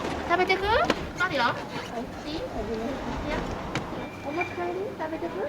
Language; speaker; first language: Japanese; native; Japanese